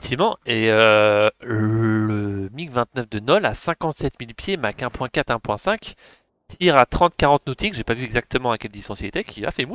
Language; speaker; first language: French; native; French